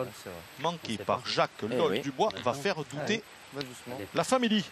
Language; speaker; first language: French; native; French